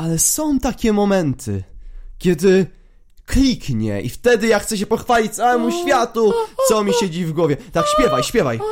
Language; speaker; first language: Polish; native; Polish